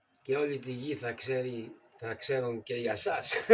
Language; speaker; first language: Greek; early bilingual, heritage; Greek